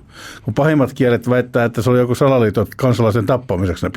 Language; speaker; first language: Finnish; native; Finnish